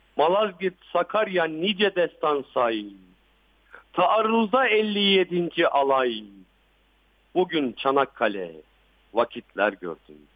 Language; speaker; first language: Turkish; native; Turkish